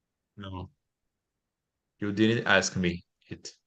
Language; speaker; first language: English; non-native, learner; Portuguese